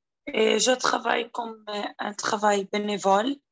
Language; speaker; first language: French; non-native, fluent; Arabic